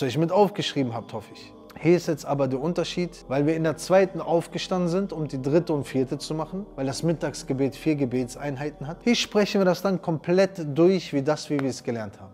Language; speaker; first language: German; native; German